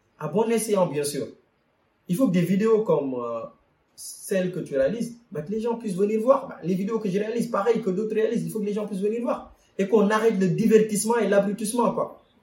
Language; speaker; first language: French; non-native, local second language; Wolof